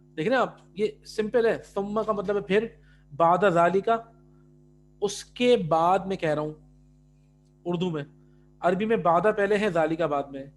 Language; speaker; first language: Urdu; native; Urdu